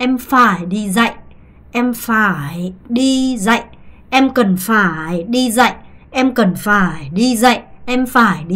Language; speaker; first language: Vietnamese; non-native, fluent; Korean